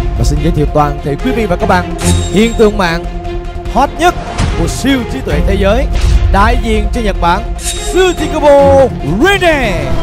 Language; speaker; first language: Vietnamese; native; Vietnamese